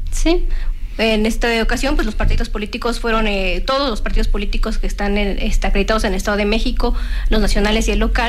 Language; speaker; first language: Spanish; native; Spanish